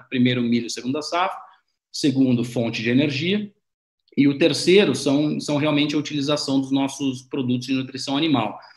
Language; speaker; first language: Portuguese; native; Portuguese